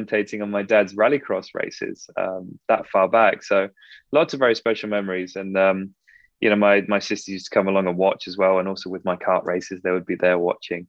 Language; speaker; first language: English; native; English